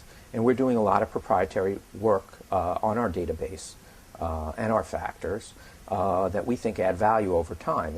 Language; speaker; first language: English; native; English